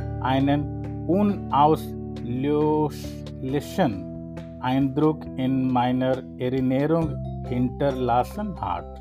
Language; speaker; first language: German; non-native, fluent; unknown